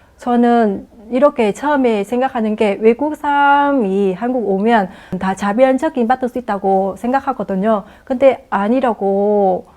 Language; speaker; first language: Korean; non-native, fluent; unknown